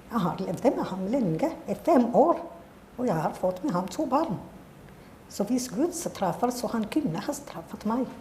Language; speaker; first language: Norwegian; non-native, fluent; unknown